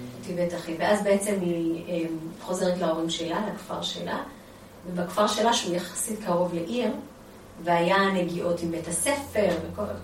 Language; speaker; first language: Hebrew; early bilingual, other home language; Amharic